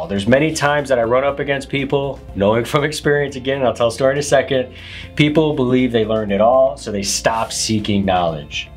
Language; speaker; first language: English; native; English